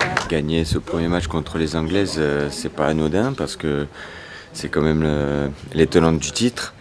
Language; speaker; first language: French; native; French